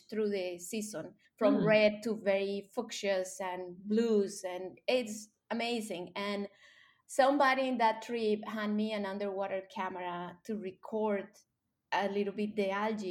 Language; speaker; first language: English; non-native, fluent; Spanish